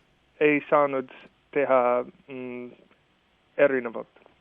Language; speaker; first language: Estonian; non-native, fluent; English